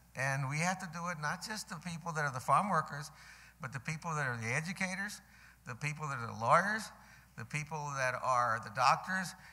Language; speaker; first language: English; early bilingual, other home language; Spanish